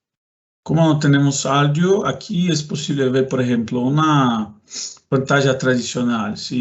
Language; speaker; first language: Spanish; non-native, fluent; Portuguese